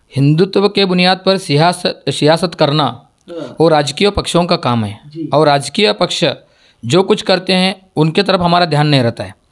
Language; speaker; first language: Hindi; non-native, local second language; Marathi